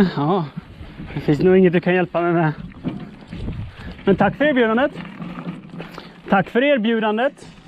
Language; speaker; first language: Swedish; native; Swedish